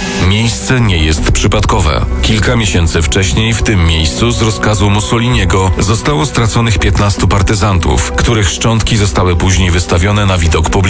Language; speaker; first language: Polish; native; Polish